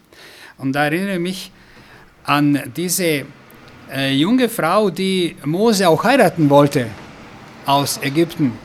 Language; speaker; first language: German; non-native, fluent; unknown